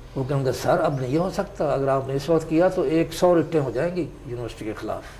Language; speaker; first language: Urdu; non-native, local second language; Punjabi